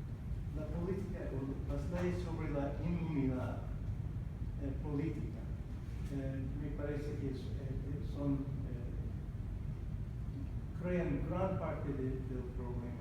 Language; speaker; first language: Spanish; non-native, fluent; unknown